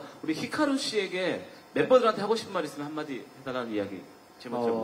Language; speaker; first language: Korean; native; Korean